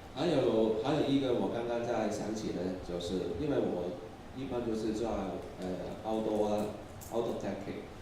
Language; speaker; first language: Chinese; non-native, local second language; Cantonese